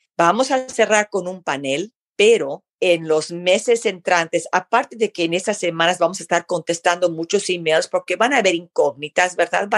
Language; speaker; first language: Spanish; early bilingual, heritage; Spanish